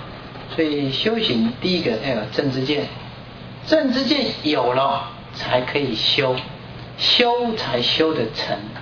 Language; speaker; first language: Chinese; native; Chinese